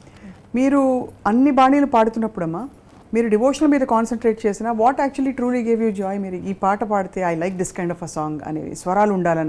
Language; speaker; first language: Telugu; native; Telugu